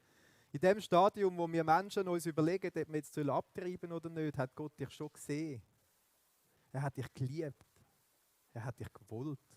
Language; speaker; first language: German; native; German